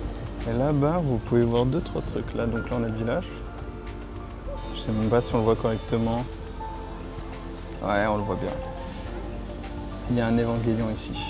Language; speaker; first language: French; native; French